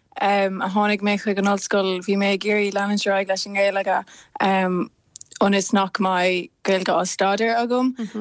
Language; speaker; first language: Irish; non-native, local second language; English